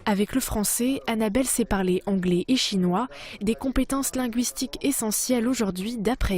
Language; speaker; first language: French; native; French